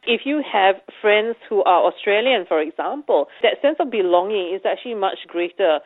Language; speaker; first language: English; native; English